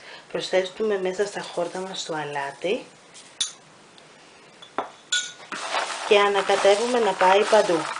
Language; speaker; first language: Greek; native; Greek